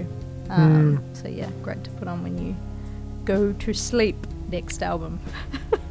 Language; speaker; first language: English; native; English